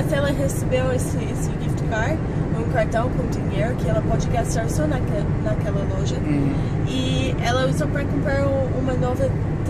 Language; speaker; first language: Portuguese; non-native, learner; English